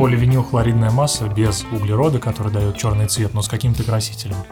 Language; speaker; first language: Russian; native; Russian